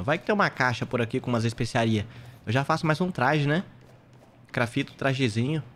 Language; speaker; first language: Portuguese; native; Portuguese